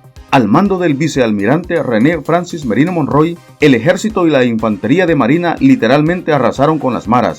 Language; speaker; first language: Spanish; native; Spanish